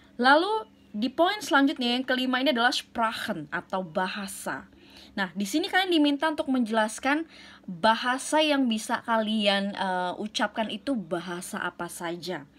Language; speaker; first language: Indonesian; native; Indonesian